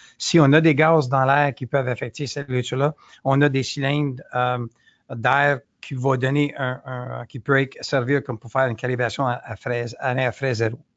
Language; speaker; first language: French; native; French